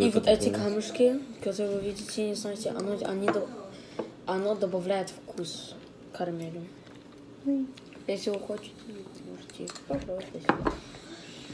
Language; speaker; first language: Russian; early bilingual, heritage; Russian